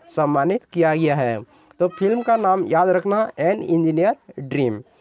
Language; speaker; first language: Hindi; non-native, local second language; Odia